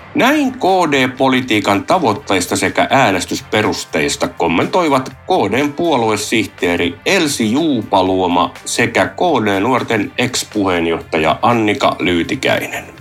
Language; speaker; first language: Finnish; native; Finnish